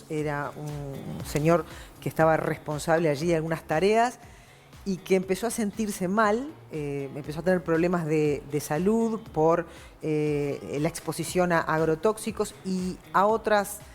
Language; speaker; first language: Spanish; native; Spanish